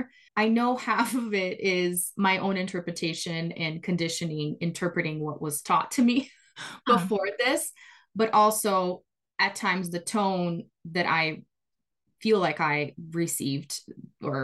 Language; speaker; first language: English; non-native, fluent; Portuguese